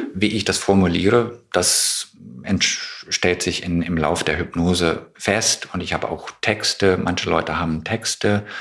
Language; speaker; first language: German; non-native, fluent; English